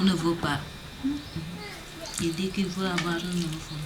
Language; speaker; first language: French; non-native, learner; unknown